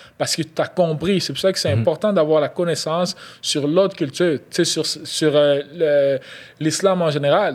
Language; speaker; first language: French; non-native, local second language; Lingala